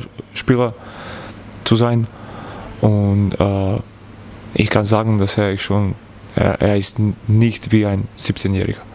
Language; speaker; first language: German; non-native, learner; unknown